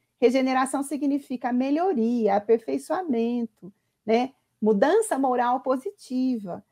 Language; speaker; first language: Portuguese; native; Portuguese